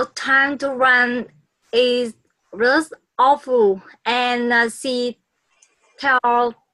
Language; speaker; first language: English; non-native, learner; Vietnamese